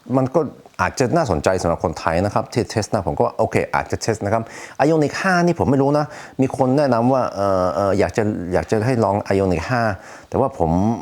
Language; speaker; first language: Thai; non-native, fluent; Swedish